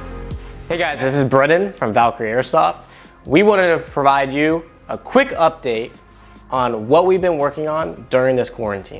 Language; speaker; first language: English; native; English